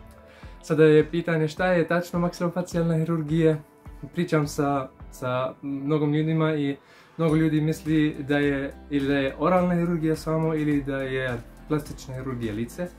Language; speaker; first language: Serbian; non-native, learner; Arabic